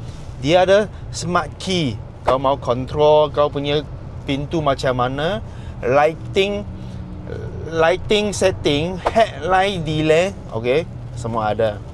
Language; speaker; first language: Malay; non-native, local second language; Chinese